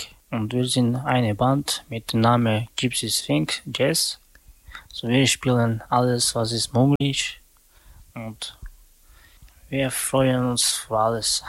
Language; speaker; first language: German; non-native, learner; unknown